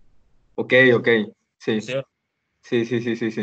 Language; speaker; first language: Spanish; native; Spanish